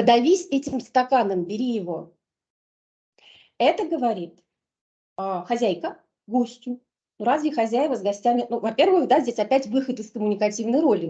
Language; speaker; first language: Russian; native; Russian